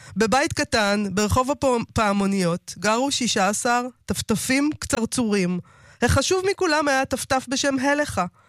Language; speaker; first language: Hebrew; native; Hebrew